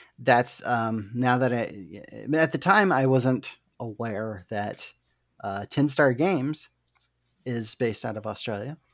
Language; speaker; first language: English; native; English